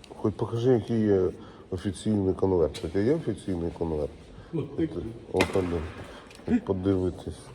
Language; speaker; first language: Ukrainian; non-native, local second language; Russian